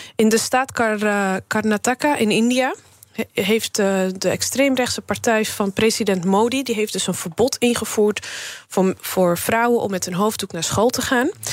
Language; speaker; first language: Dutch; early bilingual, other home language; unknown